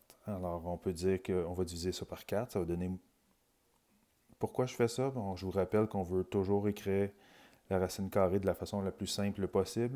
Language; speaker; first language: French; native; French